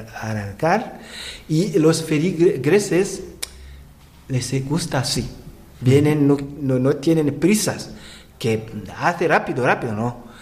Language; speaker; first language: Spanish; non-native, learner; Rundi